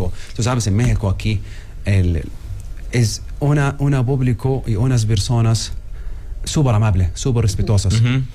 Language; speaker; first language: Spanish; non-native, learner; Arabic